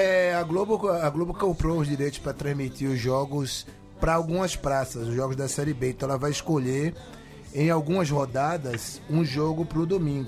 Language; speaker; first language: Portuguese; native; Portuguese